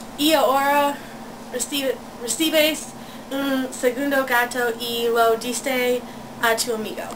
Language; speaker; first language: Spanish; non-native, learner; English